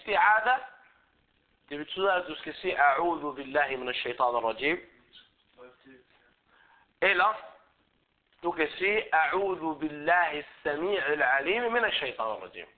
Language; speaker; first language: Danish; early bilingual, other home language; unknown